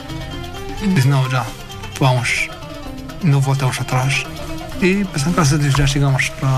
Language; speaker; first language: Portuguese; non-native, learner; Arabic